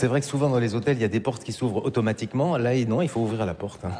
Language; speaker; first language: French; native; French